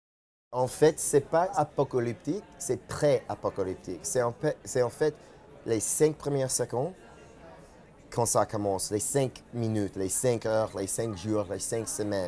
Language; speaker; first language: French; non-native, fluent; English